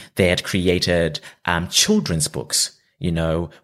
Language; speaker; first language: English; non-native, local second language; Shona